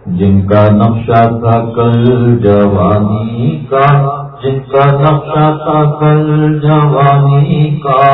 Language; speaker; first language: Urdu; native; Urdu